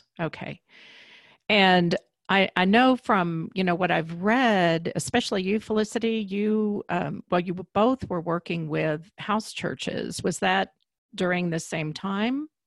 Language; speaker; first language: English; native; English